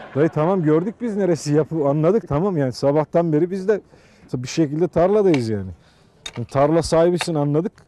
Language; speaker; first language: Turkish; native; Turkish